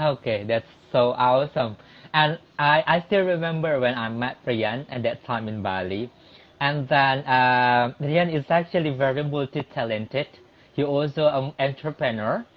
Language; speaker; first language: English; non-native, local second language; Indonesian